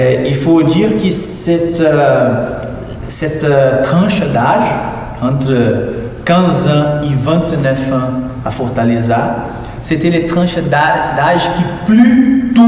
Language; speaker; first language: French; non-native, fluent; Portuguese